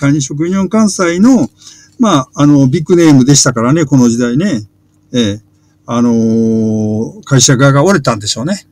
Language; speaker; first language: Japanese; native; Japanese